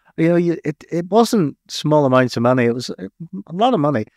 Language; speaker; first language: English; native; English